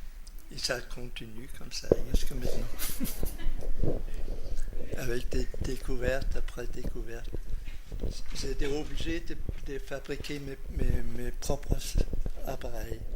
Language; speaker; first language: French; non-native, fluent; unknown